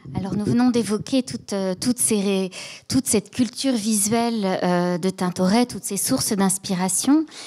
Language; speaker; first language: French; native; French